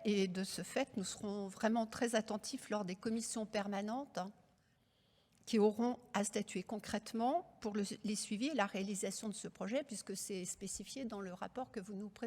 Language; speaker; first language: French; native; French